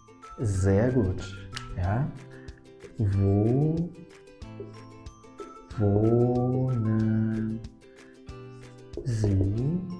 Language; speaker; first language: German; non-native, fluent; Indonesian